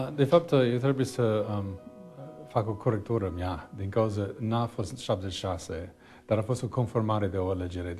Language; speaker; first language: Romanian; non-native, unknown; English